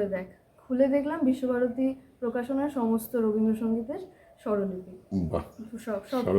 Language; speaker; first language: Bangla; native; Bangla